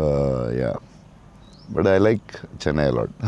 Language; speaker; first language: Tamil; non-native, learner; Telugu